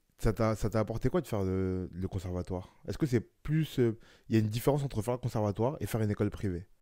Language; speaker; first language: French; native; French